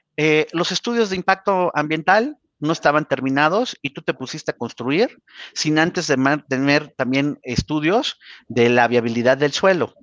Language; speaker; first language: Spanish; native; Spanish